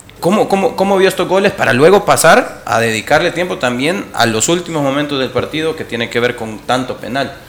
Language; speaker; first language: Spanish; native; Spanish